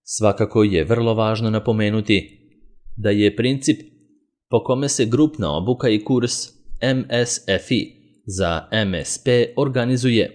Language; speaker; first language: Serbian; native; Serbian